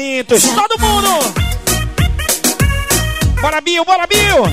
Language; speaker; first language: Portuguese; native; Portuguese